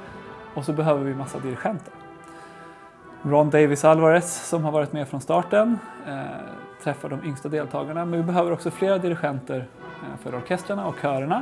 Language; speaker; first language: Swedish; native; Swedish